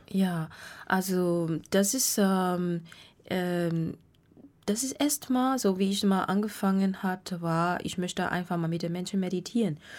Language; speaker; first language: German; non-native, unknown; Burmese